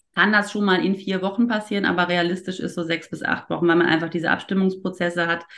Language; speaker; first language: German; native; German